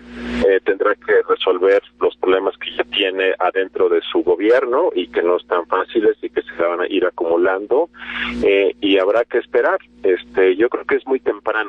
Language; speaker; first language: Spanish; native; Spanish